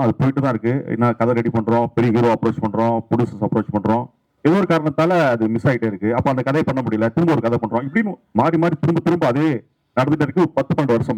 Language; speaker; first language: Tamil; native; Tamil